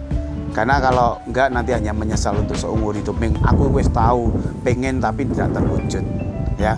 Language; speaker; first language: Indonesian; non-native, local second language; Javanese